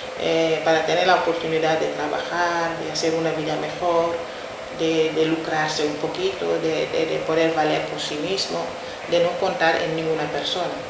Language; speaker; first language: Spanish; non-native, fluent; Wolof